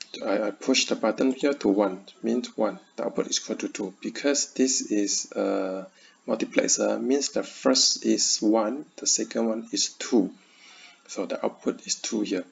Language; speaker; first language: English; non-native, learner; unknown